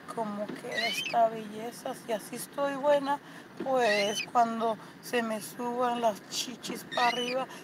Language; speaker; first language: Spanish; early bilingual, heritage; Spanish